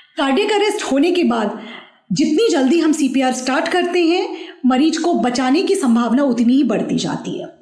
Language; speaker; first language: Hindi; native; Hindi